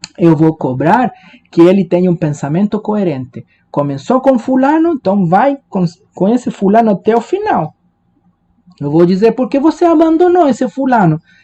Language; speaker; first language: Portuguese; non-native, fluent; Spanish